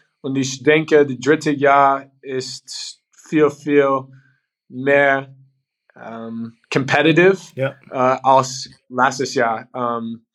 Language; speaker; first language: German; non-native, learner; English